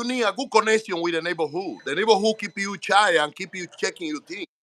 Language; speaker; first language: English; non-native, learner; Spanish